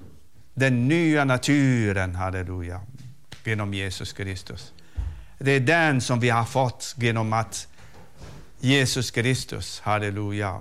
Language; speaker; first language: Swedish; non-native, fluent; Arabic